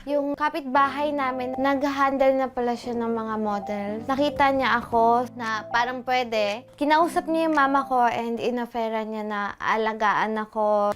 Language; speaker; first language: Filipino; non-native, local second language; Cebuano